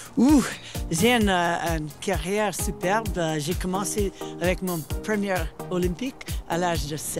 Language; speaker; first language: French; non-native, fluent; English